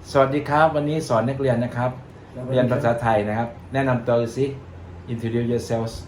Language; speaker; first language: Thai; native; Thai